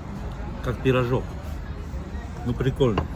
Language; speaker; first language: Russian; non-native, local second language; Kazakh